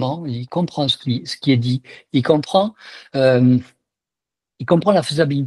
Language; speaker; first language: French; native; French